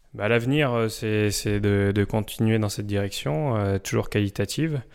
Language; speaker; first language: French; native; French